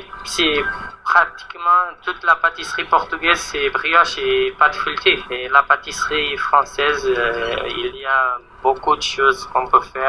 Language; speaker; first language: French; non-native, learner; Portuguese